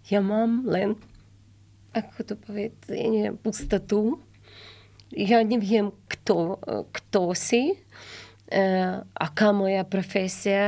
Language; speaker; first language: Slovak; non-native, learner; Ukrainian